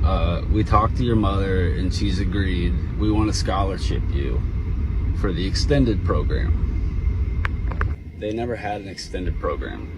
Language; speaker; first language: English; native; English